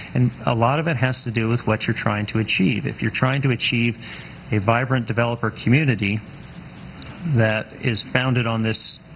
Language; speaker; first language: English; native; English